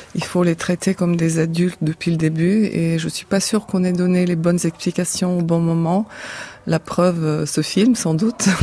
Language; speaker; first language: French; non-native, fluent; Bulgarian